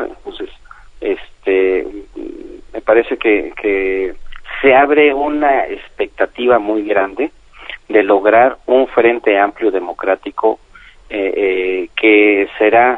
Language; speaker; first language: Spanish; native; Spanish